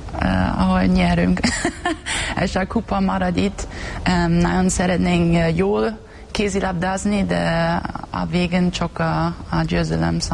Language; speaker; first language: Hungarian; non-native, learner; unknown